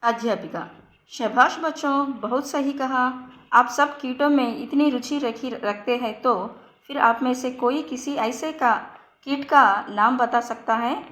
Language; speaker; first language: Hindi; non-native, local second language; Telugu